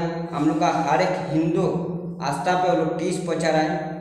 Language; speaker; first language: Hindi; non-native, local second language; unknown